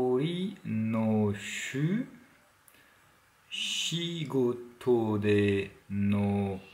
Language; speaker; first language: Japanese; non-native, learner; French